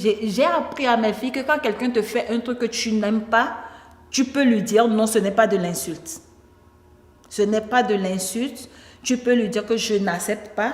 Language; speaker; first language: French; non-native, local second language; Ewe